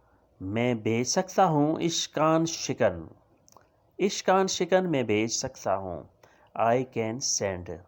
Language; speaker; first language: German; non-native, fluent; Urdu